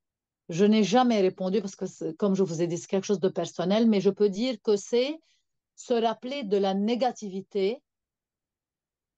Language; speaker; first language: French; non-native, local second language; Arabic